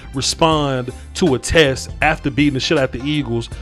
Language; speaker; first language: English; native; English